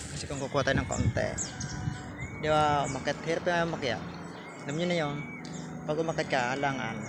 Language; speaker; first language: Filipino; non-native, local second language; Cebuano